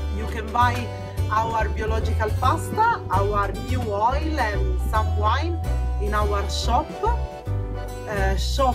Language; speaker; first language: English; non-native, learner; Italian